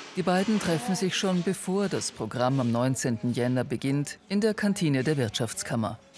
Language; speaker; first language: German; native; German